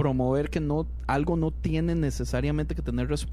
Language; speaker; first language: Spanish; native; Spanish